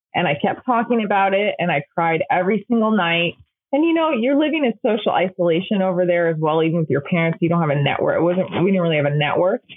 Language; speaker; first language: English; native; English